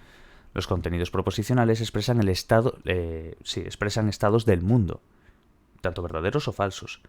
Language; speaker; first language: Spanish; native; Spanish